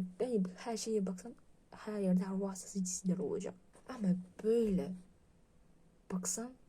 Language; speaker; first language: Turkish; non-native, learner; Russian